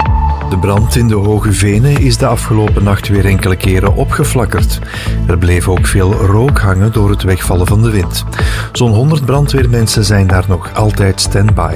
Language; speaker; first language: Dutch; native; Dutch